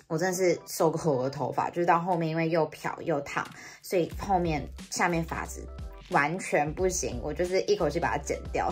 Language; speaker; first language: Chinese; early bilingual, heritage; Chinese